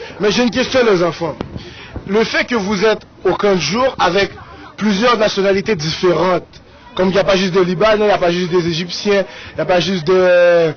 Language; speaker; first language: French; native; French